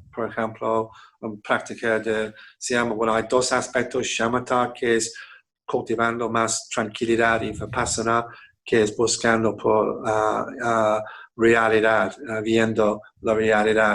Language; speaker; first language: Spanish; non-native, fluent; English